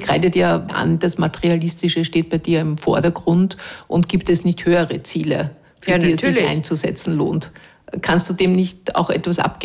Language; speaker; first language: German; native; German